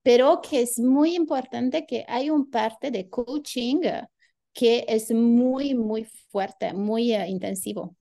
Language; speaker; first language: Spanish; non-native, learner; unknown